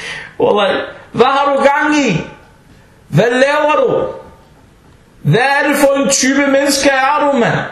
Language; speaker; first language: Danish; early bilingual, other home language; Arabic